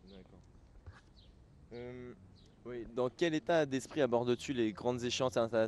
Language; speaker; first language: French; native; French